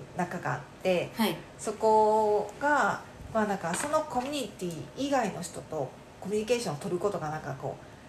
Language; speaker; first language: Japanese; native; Japanese